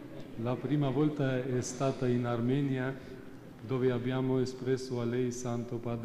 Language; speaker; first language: Italian; non-native, fluent; Armenian